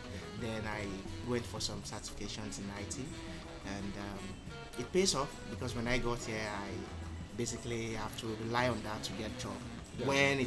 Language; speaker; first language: English; non-native, local second language; Yoruba